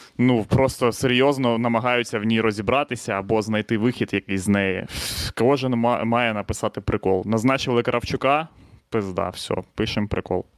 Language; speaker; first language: Ukrainian; non-native, local second language; Russian